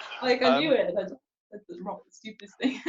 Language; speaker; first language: English; native; English